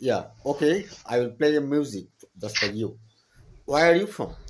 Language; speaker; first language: English; non-native, learner; Bangla